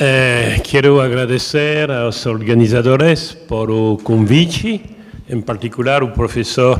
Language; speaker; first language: Portuguese; non-native, learner; French